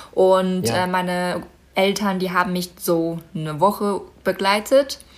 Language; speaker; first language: German; non-native, fluent; Chinese